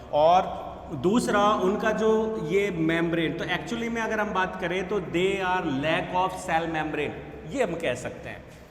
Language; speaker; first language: Hindi; native; Hindi